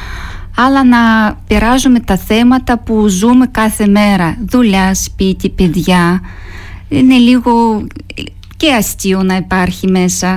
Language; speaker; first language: Greek; non-native, fluent; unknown